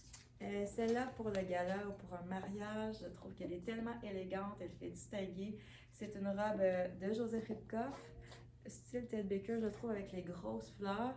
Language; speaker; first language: French; native; French